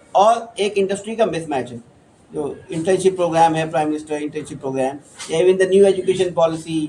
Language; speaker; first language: Hindi; non-native, local second language; Punjabi